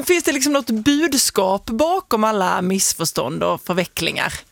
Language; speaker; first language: Swedish; native; Swedish